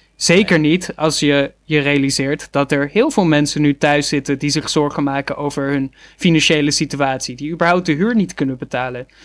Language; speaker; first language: Dutch; native; Dutch